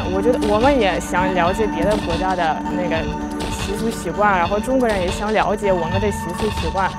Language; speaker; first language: Chinese; non-native, fluent; Russian